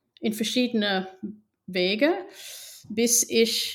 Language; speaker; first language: German; non-native, fluent; English